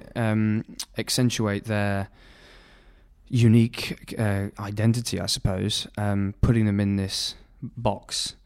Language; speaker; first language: English; native; English